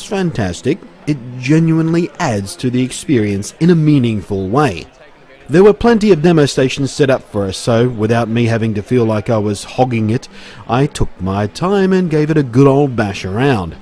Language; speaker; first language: English; native; English